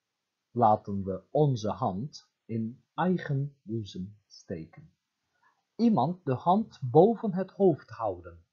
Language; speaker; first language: Dutch; non-native, fluent; Turkish